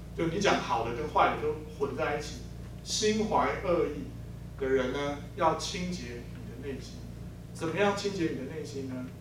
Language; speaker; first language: Chinese; native; Chinese